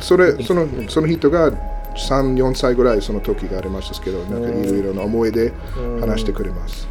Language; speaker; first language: Japanese; non-native, learner; English